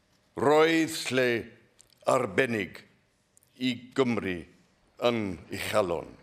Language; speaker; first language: Welsh; non-native, learner; English